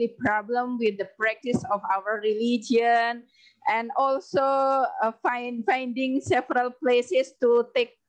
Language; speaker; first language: English; non-native, learner; Indonesian